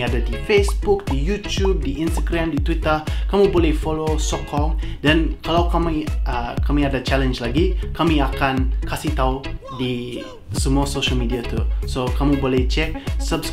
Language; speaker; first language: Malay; non-native, fluent; English